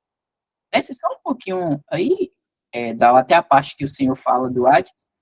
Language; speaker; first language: Portuguese; native; Portuguese